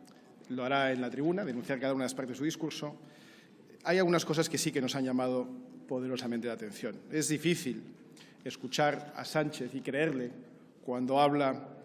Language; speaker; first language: Spanish; native; Spanish